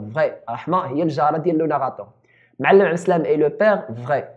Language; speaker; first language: French; non-native, local second language; Arabic